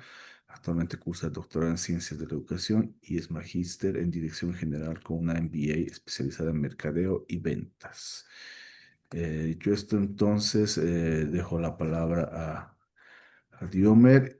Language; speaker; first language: Spanish; native; Spanish